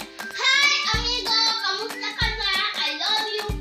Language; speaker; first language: Filipino; non-native, learner; Spanish